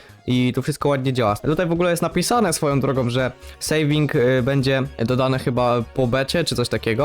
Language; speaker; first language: Polish; native; Polish